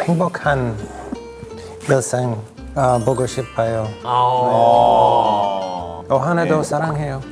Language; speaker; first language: Korean; non-native, learner; English